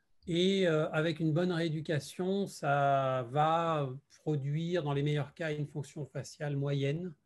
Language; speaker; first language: French; native; French